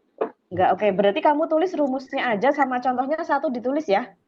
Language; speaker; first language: Indonesian; native; Indonesian